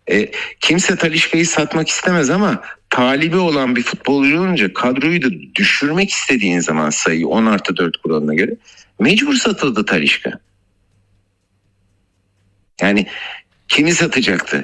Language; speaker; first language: Turkish; native; Turkish